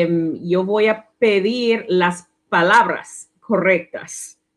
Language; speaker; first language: Spanish; non-native, learner; English